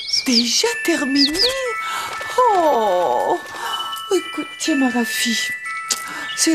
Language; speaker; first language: French; native; French